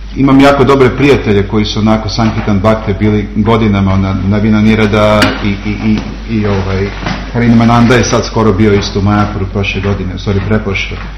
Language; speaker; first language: Serbian; native; Serbian